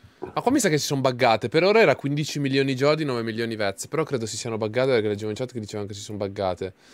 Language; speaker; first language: Italian; native; Italian